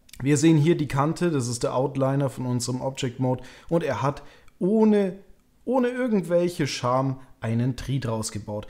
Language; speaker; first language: German; native; German